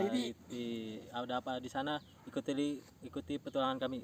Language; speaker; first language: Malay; non-native, local second language; Sundanese